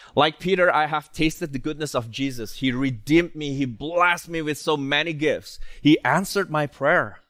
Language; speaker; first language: English; non-native, fluent; Indonesian